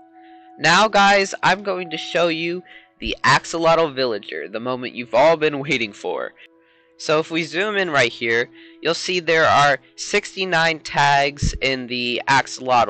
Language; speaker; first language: English; native; English